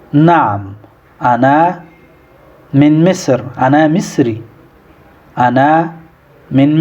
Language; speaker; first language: Arabic; non-native, fluent; Pashto